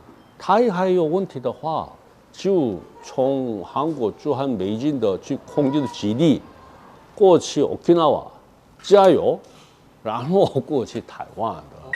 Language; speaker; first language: Chinese; non-native, fluent; Korean